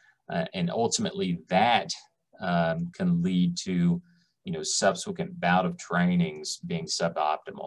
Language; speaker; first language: English; native; English